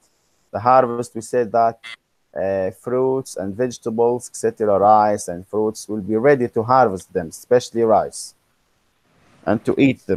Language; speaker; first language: English; non-native, fluent; Arabic